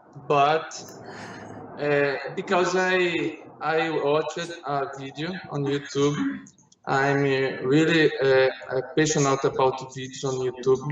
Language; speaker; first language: English; non-native, learner; Portuguese